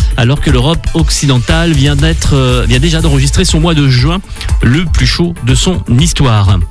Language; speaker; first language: French; native; French